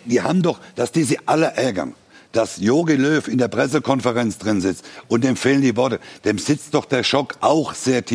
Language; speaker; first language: German; native; German